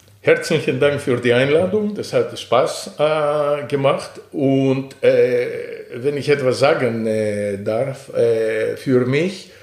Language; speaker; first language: German; non-native, fluent; Greek